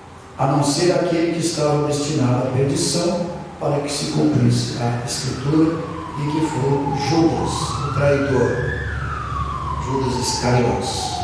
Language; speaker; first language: Portuguese; native; Portuguese